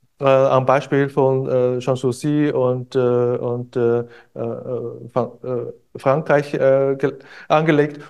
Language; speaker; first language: German; non-native, fluent; Chinese